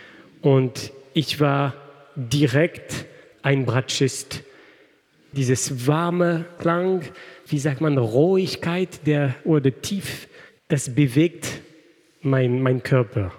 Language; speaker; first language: German; non-native, fluent; French